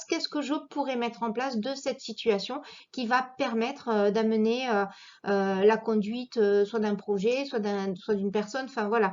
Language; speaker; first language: French; native; French